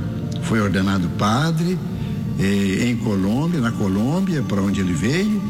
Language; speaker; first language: Portuguese; native; Portuguese